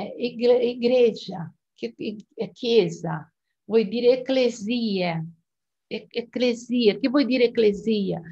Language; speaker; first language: Italian; non-native, fluent; Portuguese